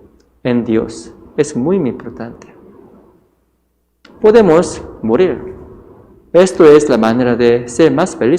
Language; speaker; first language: Spanish; non-native, fluent; Korean